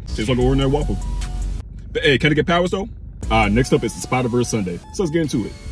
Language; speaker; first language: English; native; English